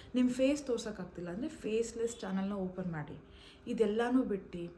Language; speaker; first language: Kannada; non-native, local second language; Malayalam